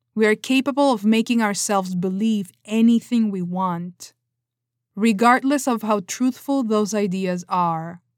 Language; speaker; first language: English; non-native, fluent; Spanish